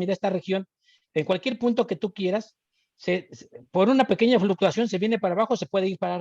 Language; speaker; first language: Spanish; native; Spanish